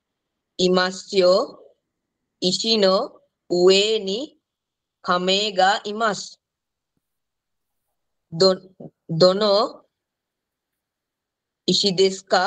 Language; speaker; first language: Japanese; non-native, learner; Sinhala